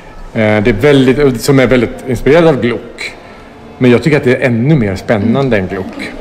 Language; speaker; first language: Swedish; native; Swedish